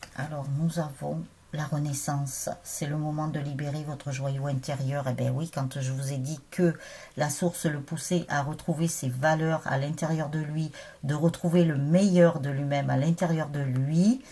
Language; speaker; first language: French; native; French